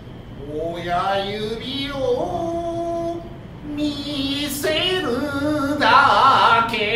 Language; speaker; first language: Japanese; native; Japanese